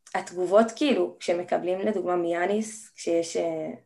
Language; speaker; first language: Hebrew; native; Hebrew